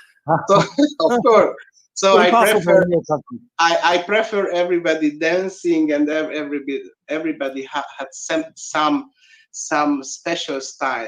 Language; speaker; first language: English; non-native, learner; Hungarian